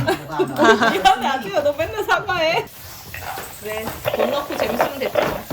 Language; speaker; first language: Korean; native; Korean